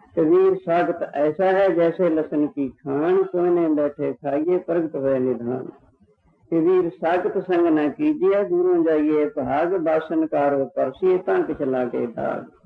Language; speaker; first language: Hindi; non-native, local second language; Punjabi